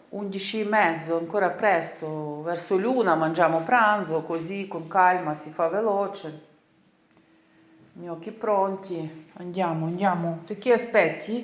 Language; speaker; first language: Italian; non-native, learner; Ukrainian